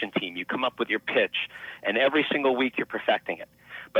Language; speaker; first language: English; native; English